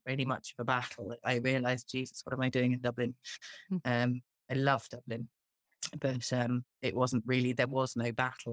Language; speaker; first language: English; native; English